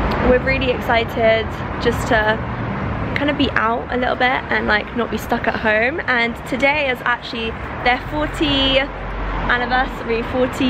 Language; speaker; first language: English; early bilingual, other home language; Persian